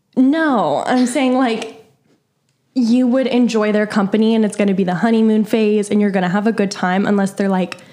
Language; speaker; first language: English; native; English